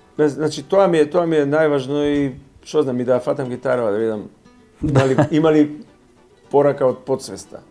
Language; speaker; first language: Macedonian; native; Macedonian